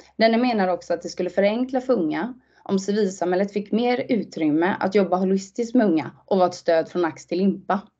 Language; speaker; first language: Swedish; native; Swedish